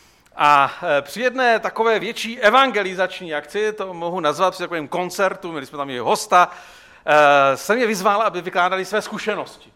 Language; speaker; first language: Czech; native; Czech